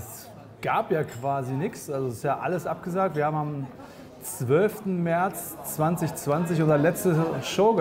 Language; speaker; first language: German; native; German